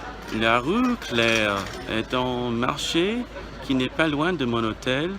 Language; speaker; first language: French; non-native, fluent; English